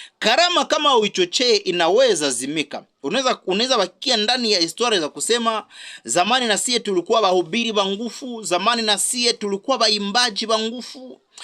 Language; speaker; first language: Swahili; native; Swahili